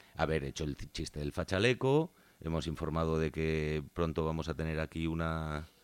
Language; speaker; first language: Spanish; native; Spanish